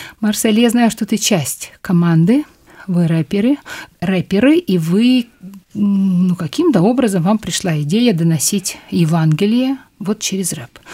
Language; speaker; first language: Russian; native; Russian